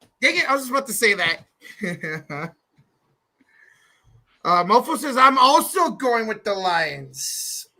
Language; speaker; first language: English; native; English